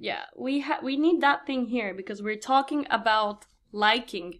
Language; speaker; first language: English; non-native, fluent; Turkish